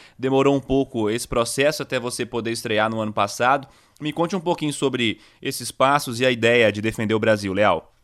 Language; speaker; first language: Portuguese; native; Portuguese